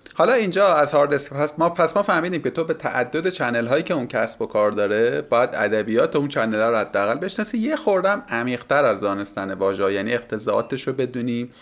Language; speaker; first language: Persian; native; Persian